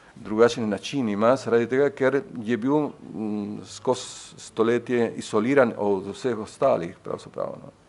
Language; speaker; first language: Slovenian; non-native, fluent; Spanish